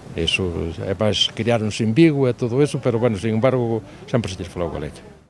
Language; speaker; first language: Galician; native; Galician